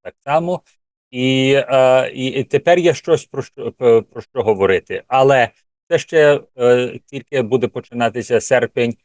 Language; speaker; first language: Ukrainian; early bilingual, heritage; English